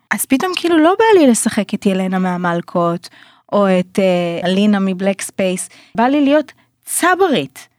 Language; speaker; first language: Hebrew; early bilingual, other home language; Russian